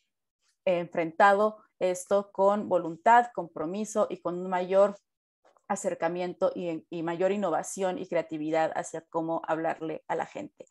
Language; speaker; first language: Spanish; native; Spanish